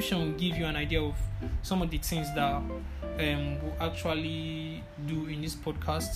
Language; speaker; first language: English; non-native, local second language; Igbo